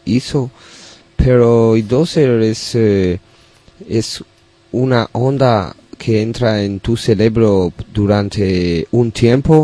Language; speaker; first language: Spanish; non-native, learner; English